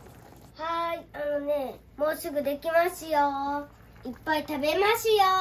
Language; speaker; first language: Japanese; early bilingual, other home language; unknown